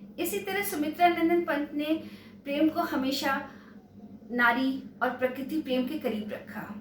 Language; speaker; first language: Hindi; native; Hindi